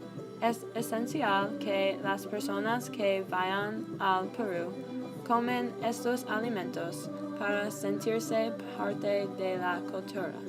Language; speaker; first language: Spanish; non-native, learner; English